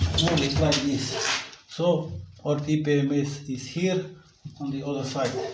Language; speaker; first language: English; non-native, learner; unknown